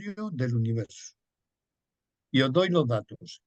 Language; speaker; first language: Spanish; native; Spanish